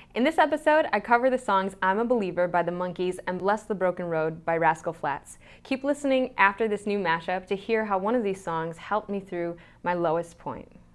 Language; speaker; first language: English; native; English